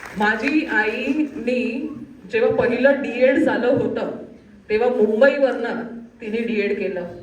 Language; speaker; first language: Marathi; non-native, local second language; Gujarati